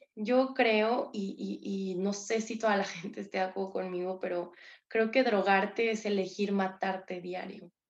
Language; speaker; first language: Spanish; native; Spanish